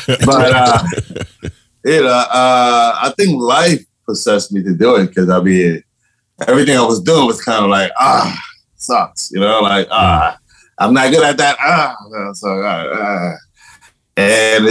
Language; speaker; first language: English; non-native, fluent; Spanish